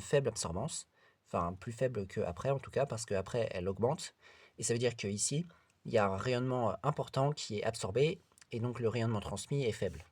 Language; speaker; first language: French; native; French